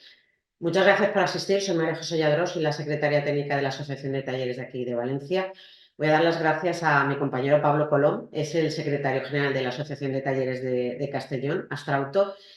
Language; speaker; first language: Spanish; native; Spanish